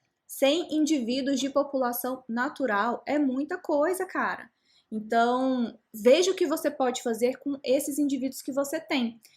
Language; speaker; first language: Portuguese; native; Portuguese